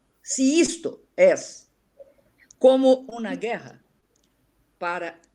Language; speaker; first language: Spanish; non-native, learner; Portuguese